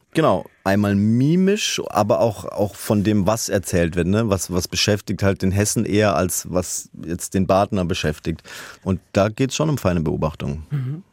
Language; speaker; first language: German; native; German